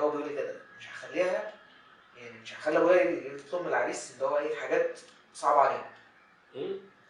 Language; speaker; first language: Arabic; native; Arabic